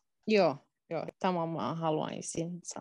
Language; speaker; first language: Finnish; non-native, learner; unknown